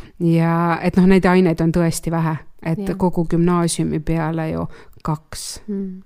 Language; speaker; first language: Estonian; non-native, local second language; Russian